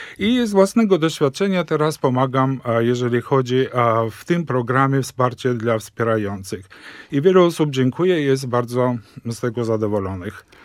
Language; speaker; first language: Polish; early bilingual, heritage; Polish